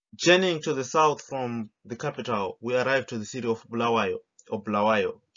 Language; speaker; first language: English; non-native, local second language; Shona